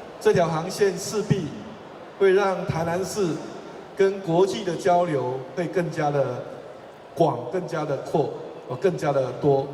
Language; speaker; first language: Chinese; native; Chinese